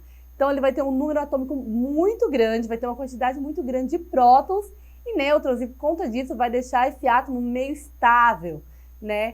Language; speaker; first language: Portuguese; native; Portuguese